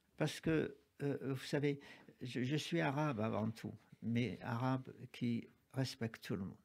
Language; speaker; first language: French; non-native, fluent; Arabic